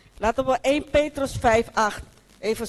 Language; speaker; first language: Dutch; non-native, local second language; Papiamento